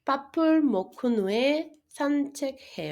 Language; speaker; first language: Korean; non-native, fluent; Spanish